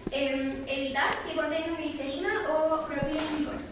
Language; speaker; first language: Spanish; native; Spanish